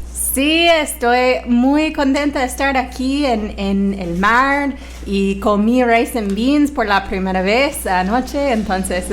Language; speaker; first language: Spanish; non-native, fluent; English